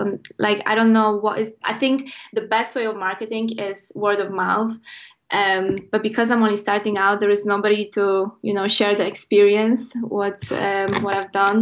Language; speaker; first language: English; non-native, fluent; Polish